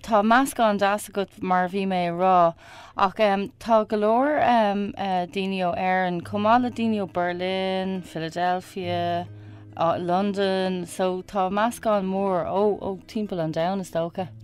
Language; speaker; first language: Irish; non-native, learner; English